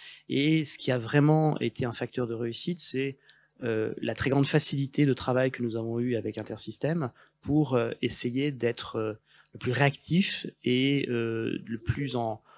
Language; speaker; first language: French; native; French